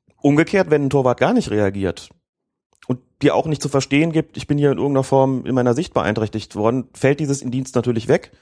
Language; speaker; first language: German; native; German